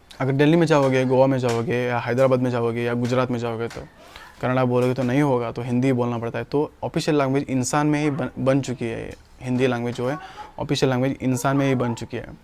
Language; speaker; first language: Hindi; non-native, local second language; Kannada